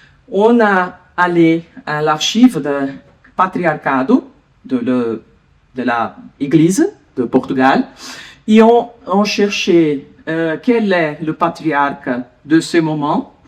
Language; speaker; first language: French; non-native, learner; Portuguese